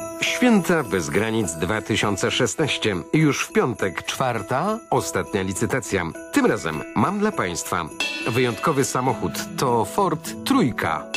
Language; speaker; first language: Polish; native; Polish